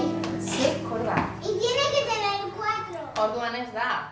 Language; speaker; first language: Basque; non-native, local second language; Spanish